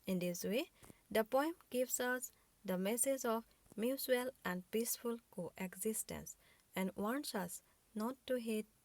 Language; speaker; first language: English; non-native, local second language; Assamese